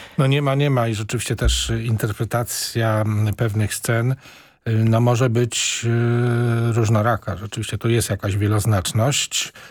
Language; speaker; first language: Polish; native; Polish